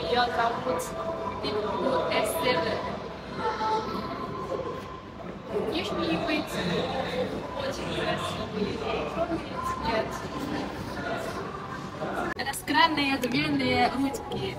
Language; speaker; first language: Russian; non-native, learner; Chinese